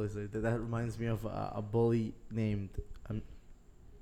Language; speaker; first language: English; non-native, fluent; Papiamento